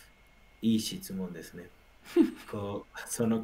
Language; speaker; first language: Japanese; non-native, learner; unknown